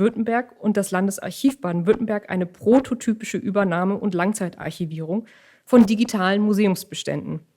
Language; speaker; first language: German; native; German